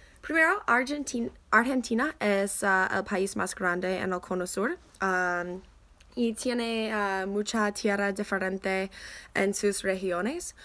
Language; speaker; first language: Spanish; non-native, learner; English